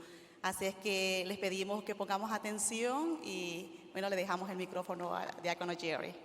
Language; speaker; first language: Spanish; native; Spanish